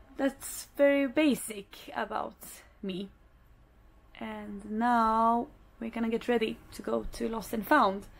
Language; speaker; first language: English; non-native, fluent; Swedish